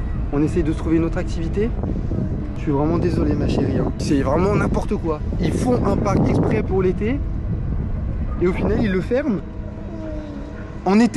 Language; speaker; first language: French; native; French